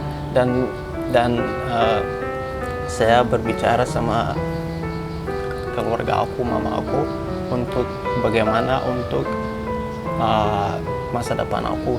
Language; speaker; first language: Indonesian; non-native, fluent; Hausa